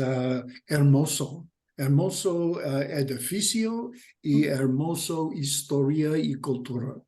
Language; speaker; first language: Spanish; non-native, learner; English